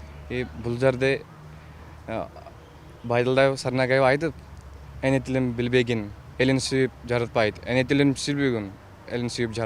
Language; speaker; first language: Kyrgyz; non-native, learner; Hindi